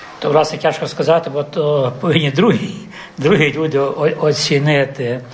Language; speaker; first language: Ukrainian; early bilingual, heritage; Ukrainian